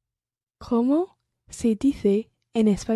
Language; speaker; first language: Spanish; non-native, learner; English